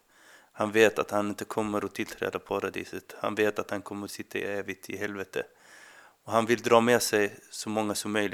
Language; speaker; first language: Swedish; non-native, fluent; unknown